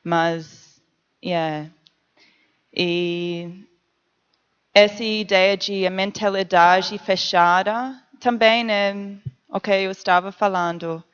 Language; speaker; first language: Portuguese; non-native, learner; English